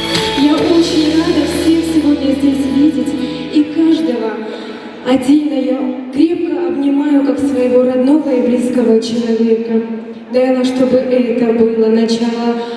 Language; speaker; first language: Russian; non-native, local second language; Chechen